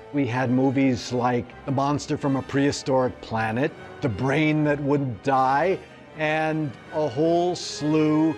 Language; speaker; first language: English; native; English